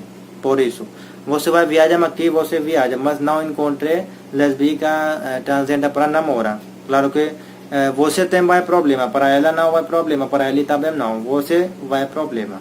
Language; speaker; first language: Portuguese; non-native, learner; Hindi